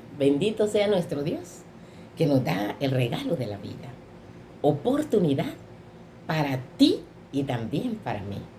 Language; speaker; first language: Spanish; native; Spanish